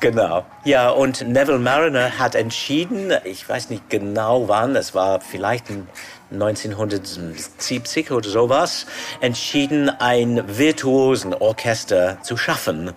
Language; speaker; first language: German; non-native, fluent; English